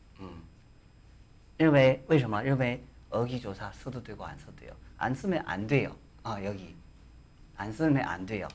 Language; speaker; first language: Korean; non-native, fluent; Chinese